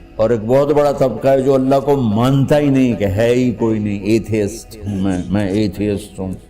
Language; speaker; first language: Urdu; non-native, local second language; Punjabi